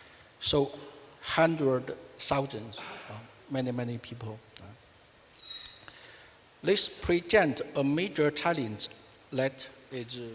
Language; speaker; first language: English; non-native, fluent; Chinese